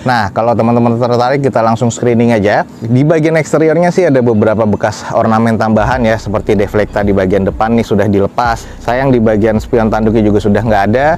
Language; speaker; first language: Indonesian; native; Indonesian